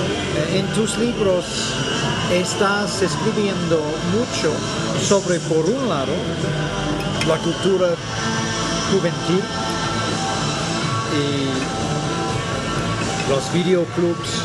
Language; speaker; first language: Spanish; non-native, fluent; English